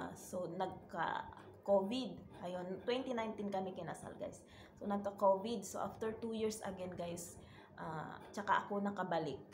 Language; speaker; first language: Filipino; native; Filipino